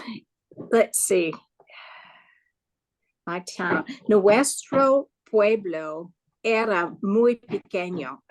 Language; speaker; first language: Spanish; non-native, learner; English